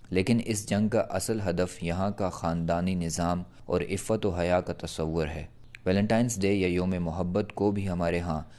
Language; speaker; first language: Urdu; native; Urdu